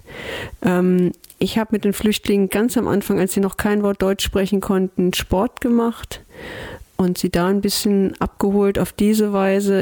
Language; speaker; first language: German; native; German